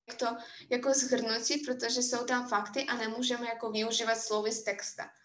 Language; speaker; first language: Czech; non-native, fluent; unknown